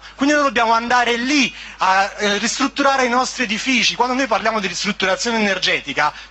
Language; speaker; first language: Italian; native; Italian